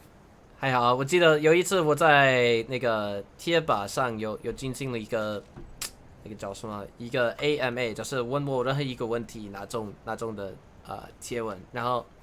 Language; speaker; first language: Chinese; non-native, learner; English